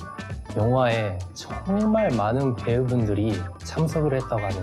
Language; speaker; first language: Korean; non-native, fluent; Japanese